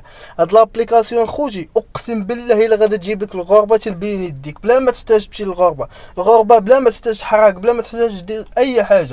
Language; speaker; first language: Arabic; native; Arabic